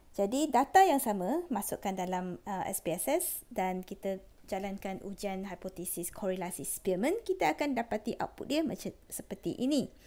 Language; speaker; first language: Malay; non-native, local second language; Chinese